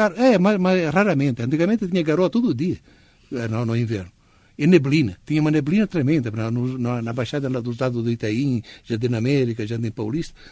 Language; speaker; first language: Portuguese; non-native, fluent; Italian